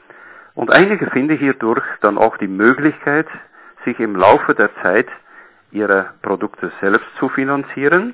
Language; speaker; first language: German; native; German